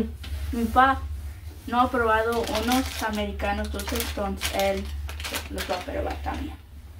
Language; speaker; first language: Spanish; early bilingual, heritage; Spanish